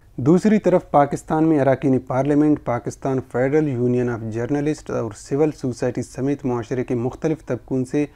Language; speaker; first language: Urdu; non-native, local second language; Baluchi